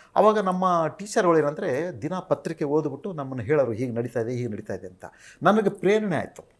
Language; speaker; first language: Kannada; native; Kannada